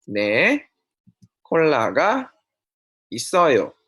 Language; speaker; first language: Korean; non-native, fluent; Indonesian